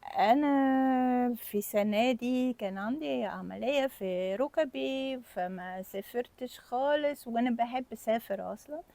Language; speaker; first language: Egyptian Arabic; non-native, fluent; German